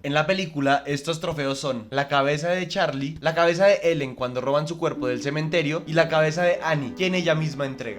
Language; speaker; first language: Spanish; native; Spanish